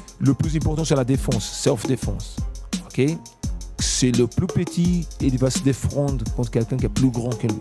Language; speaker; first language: French; non-native, fluent; Portuguese